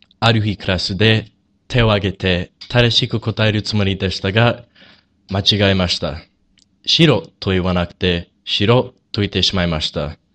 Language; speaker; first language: Japanese; non-native, learner; English